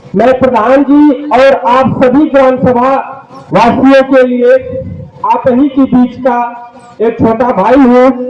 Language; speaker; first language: Hindi; native; Hindi